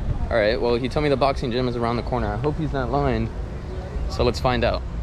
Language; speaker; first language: English; native; English